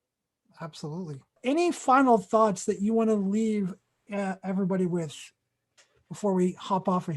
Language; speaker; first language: English; native; English